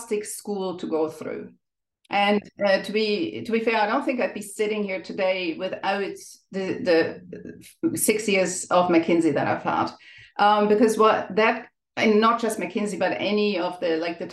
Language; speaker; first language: English; non-native, fluent; German